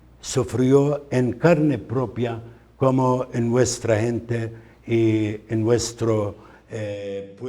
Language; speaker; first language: Spanish; non-native, fluent; Arabic